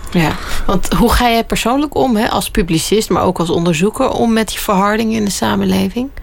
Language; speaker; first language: Dutch; native; Dutch